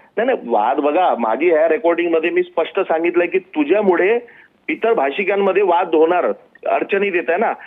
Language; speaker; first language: Marathi; non-native, local second language; Gujarati